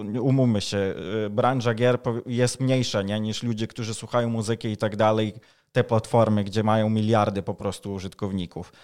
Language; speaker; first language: Polish; non-native, fluent; Ukrainian